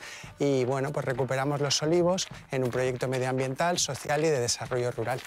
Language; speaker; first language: Spanish; native; Spanish